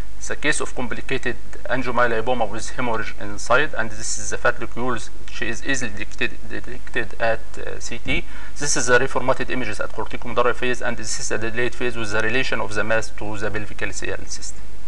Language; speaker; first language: English; non-native, fluent; Arabic